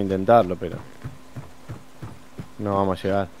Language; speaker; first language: Spanish; native; Spanish